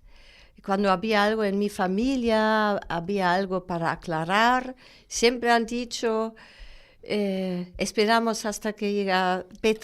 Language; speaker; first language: Spanish; non-native, fluent; German